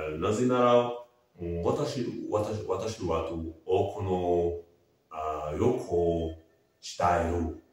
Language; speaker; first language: Japanese; non-native, learner; Arabic